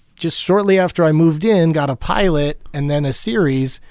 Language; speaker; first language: English; native; English